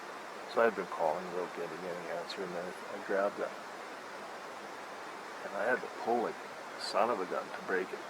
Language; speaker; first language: English; native; English